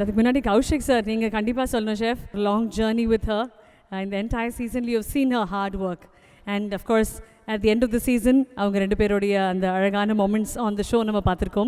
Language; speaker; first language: Tamil; native; Tamil